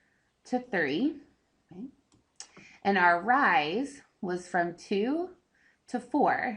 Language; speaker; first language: English; native; English